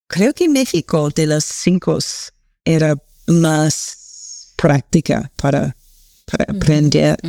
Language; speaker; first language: Spanish; non-native, learner; English